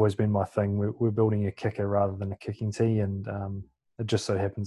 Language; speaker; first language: English; native; English